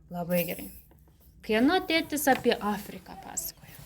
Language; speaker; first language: Lithuanian; native; Lithuanian